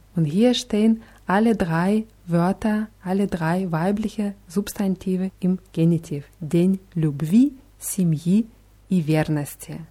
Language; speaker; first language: German; non-native, fluent; Russian